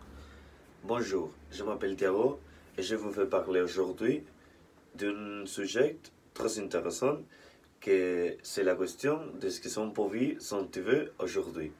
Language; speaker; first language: French; non-native, learner; Spanish